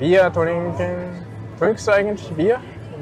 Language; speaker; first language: German; non-native, learner; Japanese